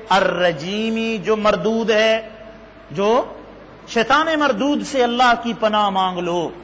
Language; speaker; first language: Urdu; native; Urdu